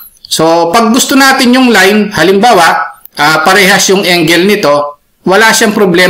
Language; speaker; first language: Filipino; native; Filipino